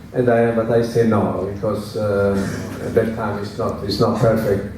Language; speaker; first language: English; non-native, learner; Italian